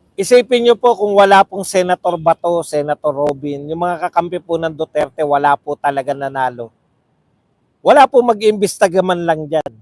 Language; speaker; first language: Filipino; native; Filipino